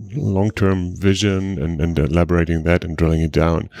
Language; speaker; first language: English; non-native, fluent; German